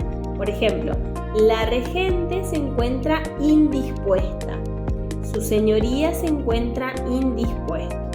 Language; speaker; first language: Spanish; native; Spanish